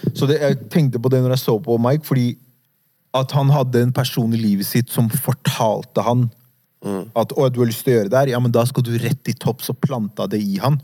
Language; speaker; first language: Norwegian; early bilingual, other home language; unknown